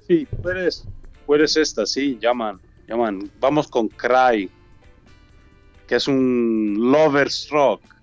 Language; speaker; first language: Spanish; non-native, learner; Italian